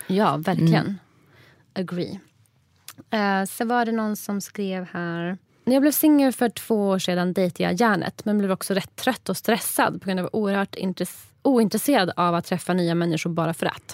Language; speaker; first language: Swedish; native; Swedish